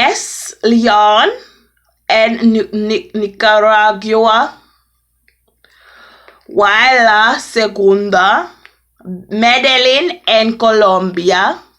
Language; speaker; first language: Spanish; non-native, learner; English